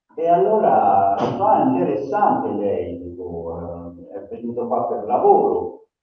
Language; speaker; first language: Italian; native; Italian